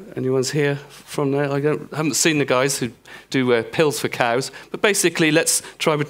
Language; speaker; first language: English; native; English